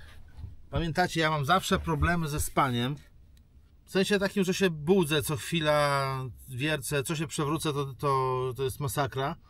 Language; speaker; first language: Polish; native; Polish